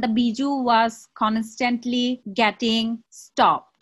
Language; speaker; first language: English; non-native, local second language; Chakma